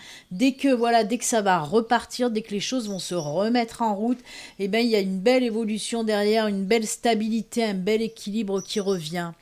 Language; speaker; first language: French; native; French